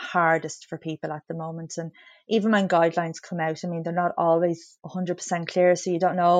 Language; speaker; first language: English; native; English